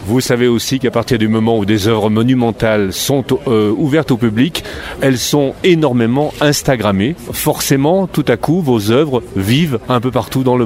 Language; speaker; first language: French; native; French